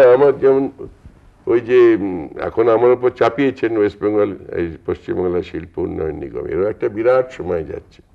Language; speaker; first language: Bangla; native; Bangla